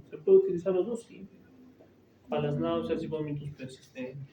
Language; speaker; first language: Spanish; native; Spanish